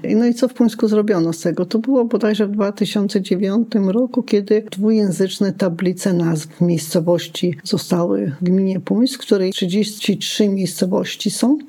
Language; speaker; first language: Polish; non-native, local second language; Lithuanian